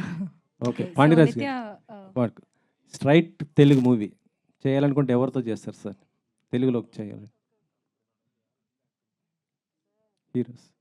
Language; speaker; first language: Telugu; native; Telugu